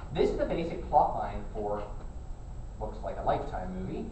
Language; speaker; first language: English; native; English